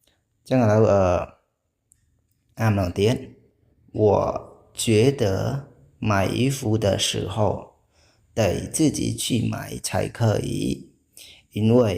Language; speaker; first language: Chinese; non-native, fluent; Khmer